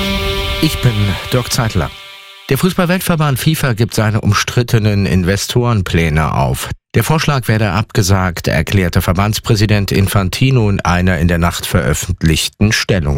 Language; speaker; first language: German; native; German